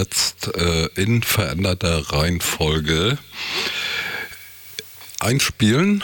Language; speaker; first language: German; native; German